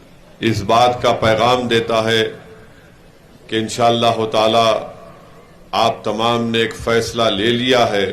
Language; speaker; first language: Urdu; native; Urdu